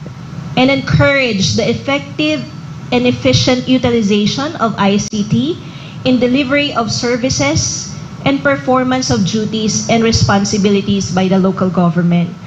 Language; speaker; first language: English; non-native, local second language; Filipino